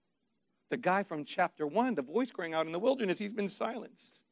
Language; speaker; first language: English; native; English